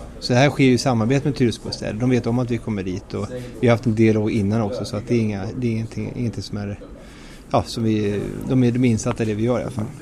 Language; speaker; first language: Swedish; native; Swedish